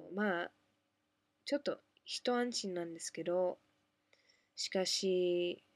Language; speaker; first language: Japanese; non-native, fluent; English